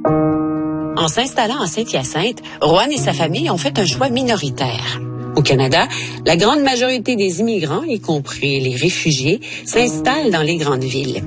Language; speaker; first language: French; native; French